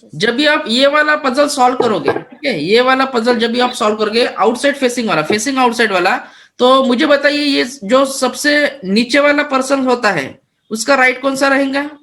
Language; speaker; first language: Hindi; non-native, local second language; Marathi